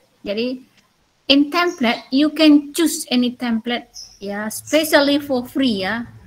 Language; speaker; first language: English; non-native, learner; Indonesian